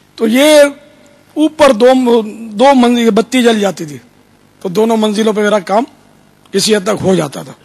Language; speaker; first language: Urdu; non-native, local second language; Kachhi